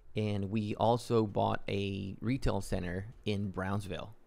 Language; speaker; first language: English; non-native, fluent; Spanish